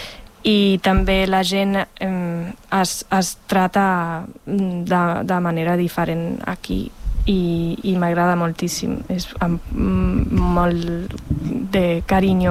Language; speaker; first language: Catalan; non-native, fluent; German